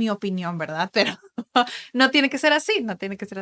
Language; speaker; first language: Spanish; native; Spanish